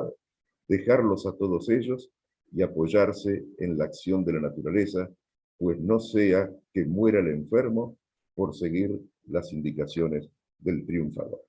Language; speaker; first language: Spanish; native; Spanish